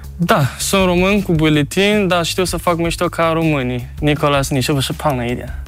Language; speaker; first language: Romanian; early bilingual, other home language; Chinese